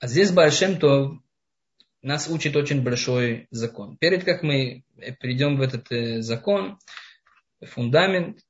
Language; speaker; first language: Russian; non-native, fluent; Hebrew